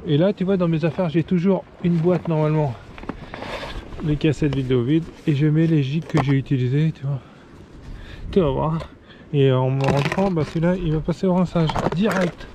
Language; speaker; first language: French; native; French